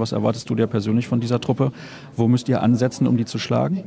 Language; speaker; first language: German; native; German